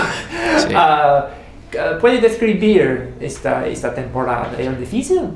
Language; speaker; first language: Spanish; non-native, learner; English